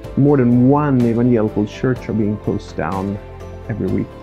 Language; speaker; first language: English; non-native, fluent; Swedish